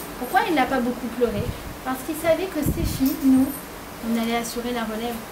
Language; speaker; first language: French; native; French